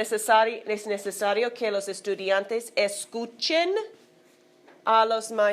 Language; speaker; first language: Spanish; non-native, fluent; English